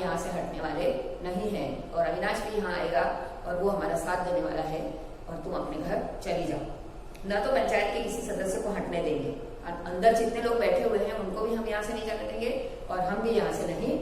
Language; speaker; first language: Hindi; non-native, local second language; Gujarati